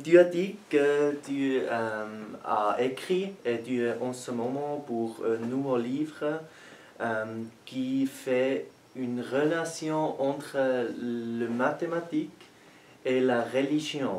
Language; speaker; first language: French; non-native, learner; German